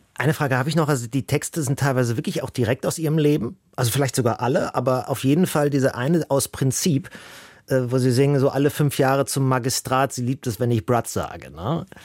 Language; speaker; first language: German; native; German